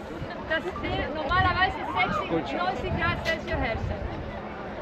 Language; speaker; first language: German; non-native, learner; Spanish